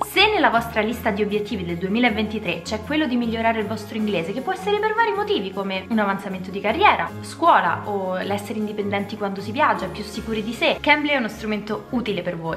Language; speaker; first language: Italian; native; Italian